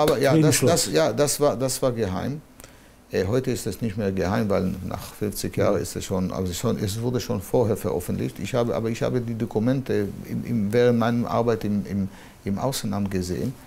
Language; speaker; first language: German; non-native, fluent; Hebrew